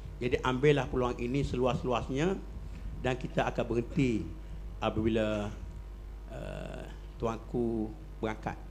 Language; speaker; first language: Malay; native; Malay